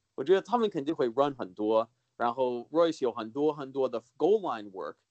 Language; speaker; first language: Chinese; early bilingual, heritage; Chinese